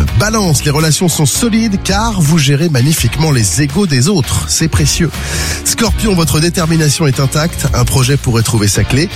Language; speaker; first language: French; native; French